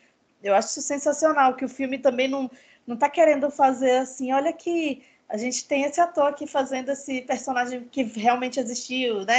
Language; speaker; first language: Portuguese; native; Portuguese